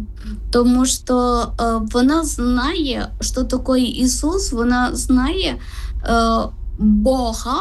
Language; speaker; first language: Ukrainian; non-native, learner; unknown